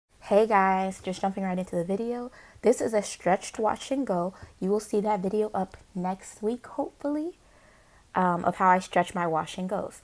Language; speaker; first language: English; native; English